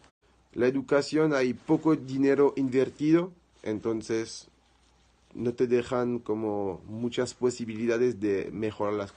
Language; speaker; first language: Spanish; non-native, learner; French